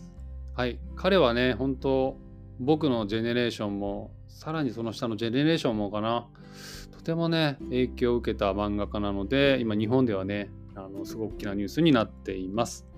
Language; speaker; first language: Japanese; native; Japanese